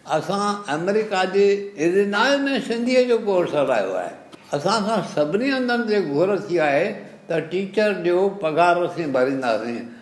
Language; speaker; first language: Sindhi; native; Sindhi